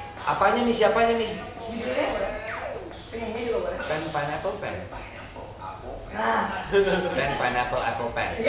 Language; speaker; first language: Indonesian; native; Indonesian